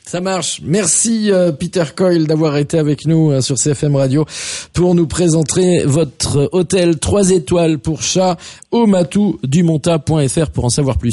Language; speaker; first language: French; native; French